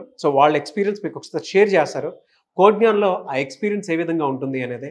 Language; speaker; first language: Telugu; native; Telugu